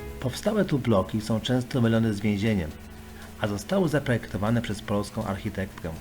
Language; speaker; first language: Polish; native; Polish